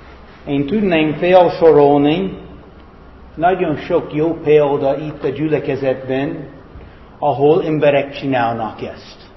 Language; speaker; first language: Hungarian; non-native, fluent; English